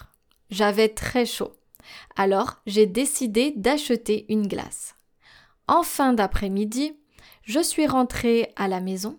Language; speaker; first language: French; non-native, fluent; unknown